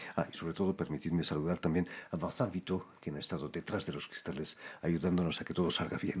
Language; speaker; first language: Spanish; native; Spanish